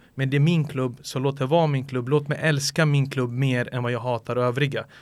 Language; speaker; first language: Swedish; early bilingual, other home language; Bosnian